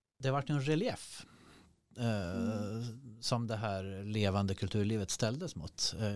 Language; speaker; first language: Swedish; native; Swedish